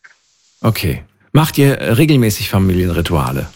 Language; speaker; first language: German; native; German